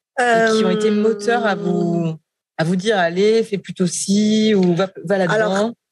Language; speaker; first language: French; native; French